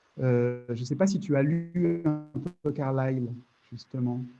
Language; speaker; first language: French; native; French